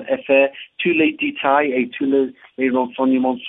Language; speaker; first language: French; non-native, learner; English